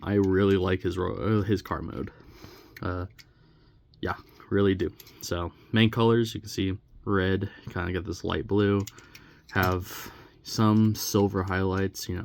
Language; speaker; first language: English; native; English